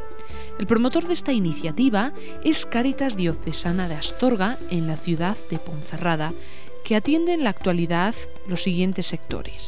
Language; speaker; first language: Spanish; native; Spanish